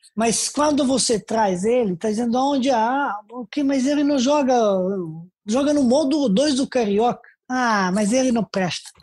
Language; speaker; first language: Portuguese; non-native, fluent; Serbian